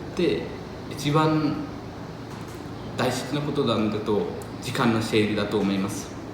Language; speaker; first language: Japanese; non-native, learner; Nepali